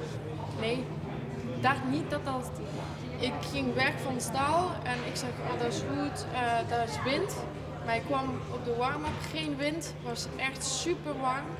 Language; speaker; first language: Dutch; non-native, fluent; French